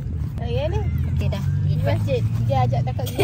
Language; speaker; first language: Malay; native; Malay